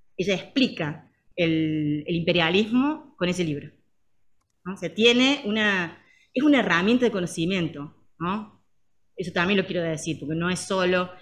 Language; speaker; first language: Spanish; native; Spanish